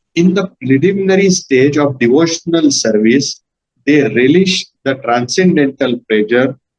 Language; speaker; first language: English; non-native, local second language; Marathi